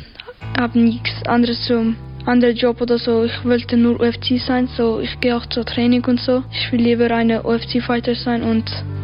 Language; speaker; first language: German; early bilingual, other home language; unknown